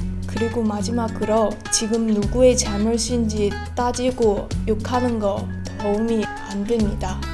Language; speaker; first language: Korean; non-native, learner; Chinese